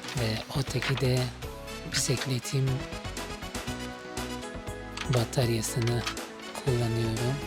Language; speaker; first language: Turkish; non-native, fluent; Arabic